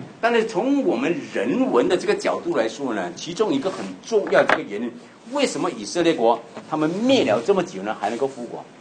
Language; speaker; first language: Chinese; native; Chinese